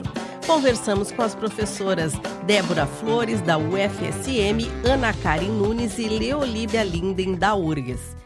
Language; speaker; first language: Portuguese; native; Portuguese